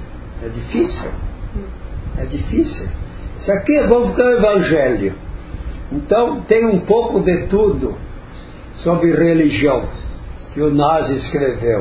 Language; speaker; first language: Portuguese; non-native, local second language; Friulian